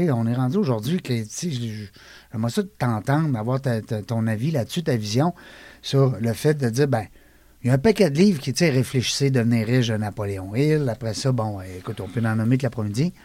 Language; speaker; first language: French; native; French